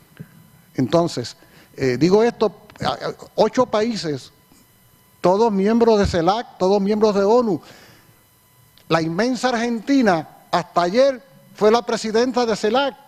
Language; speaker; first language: Spanish; native; Spanish